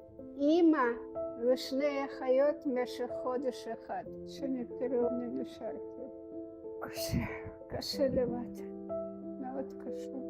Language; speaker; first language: Hebrew; non-native, fluent; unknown